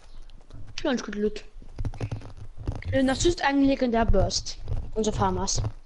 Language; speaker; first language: German; non-native, local second language; Luxembourgish